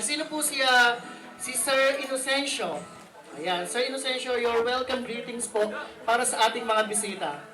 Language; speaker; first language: Filipino; native; Filipino